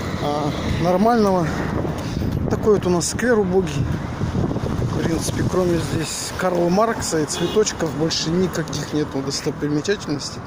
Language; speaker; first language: Russian; native; Russian